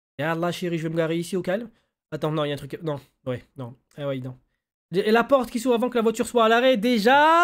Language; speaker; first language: French; native; French